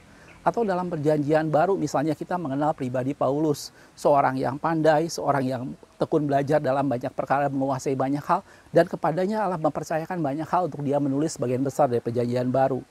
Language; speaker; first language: Indonesian; native; Indonesian